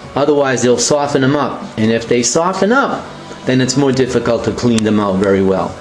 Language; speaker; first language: English; early bilingual, other home language; Italian